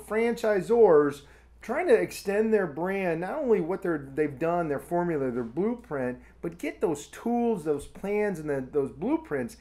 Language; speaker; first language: English; native; English